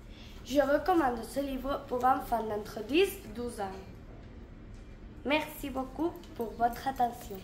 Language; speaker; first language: French; non-native, learner; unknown